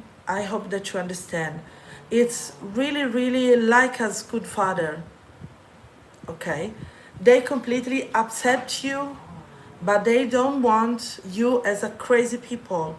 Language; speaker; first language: English; non-native, fluent; Italian